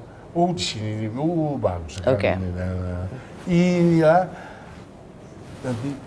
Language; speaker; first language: Indonesian; non-native, fluent; Tetum